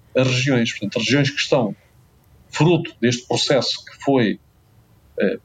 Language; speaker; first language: Portuguese; native; Portuguese